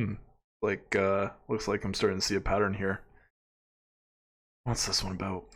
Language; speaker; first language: English; native; English